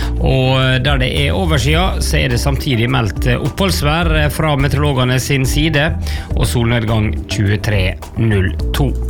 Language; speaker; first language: Norwegian; native; Norwegian